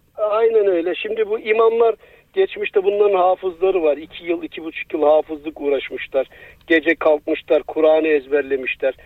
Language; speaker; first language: Turkish; native; Turkish